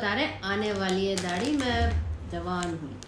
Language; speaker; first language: Hindi; native; Hindi